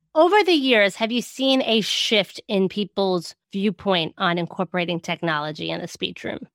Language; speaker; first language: English; native; English